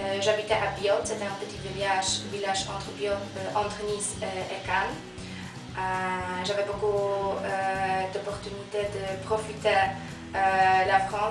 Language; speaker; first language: French; non-native, learner; Polish